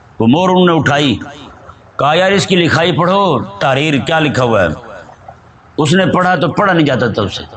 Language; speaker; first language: Urdu; non-native, local second language; Punjabi